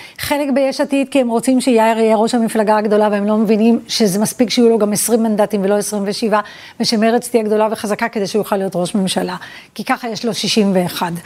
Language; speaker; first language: Hebrew; early bilingual, other home language; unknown